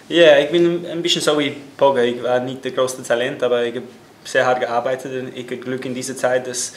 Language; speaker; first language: German; non-native, fluent; English